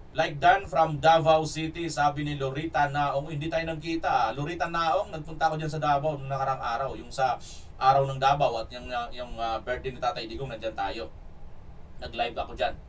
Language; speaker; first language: Filipino; non-native, local second language; Cebuano